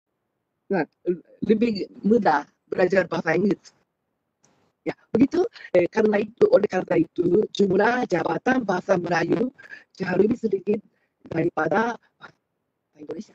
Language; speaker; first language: Indonesian; non-native, fluent; Japanese